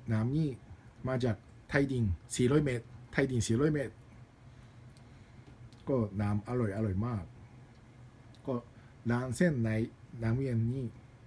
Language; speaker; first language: Thai; non-native, learner; Japanese